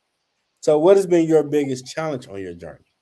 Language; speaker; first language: English; native; English